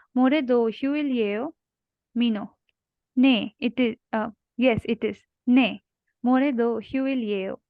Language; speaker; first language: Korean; non-native, learner; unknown